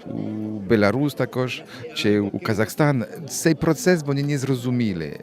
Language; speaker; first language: Ukrainian; non-native, learner; French